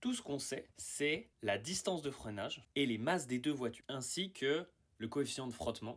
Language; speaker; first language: French; native; French